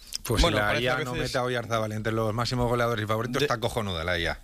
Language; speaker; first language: Spanish; native; Spanish